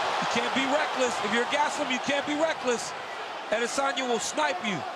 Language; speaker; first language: English; native; English